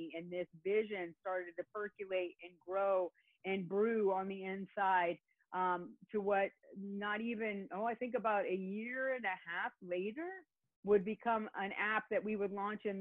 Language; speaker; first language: English; native; English